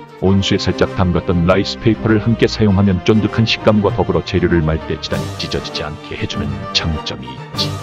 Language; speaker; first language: Korean; native; Korean